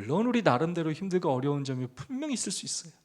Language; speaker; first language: Korean; native; Korean